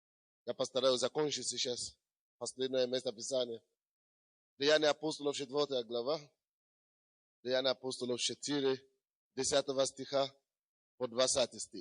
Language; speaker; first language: Russian; non-native, fluent; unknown